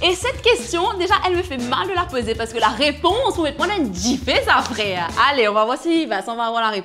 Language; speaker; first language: French; non-native, local second language; Morisyen